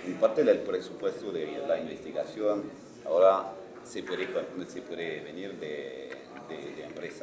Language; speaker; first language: Spanish; non-native, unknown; French